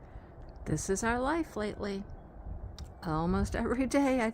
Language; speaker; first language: English; native; English